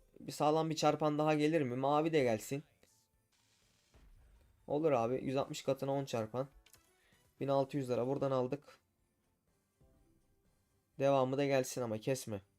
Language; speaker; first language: Turkish; native; Turkish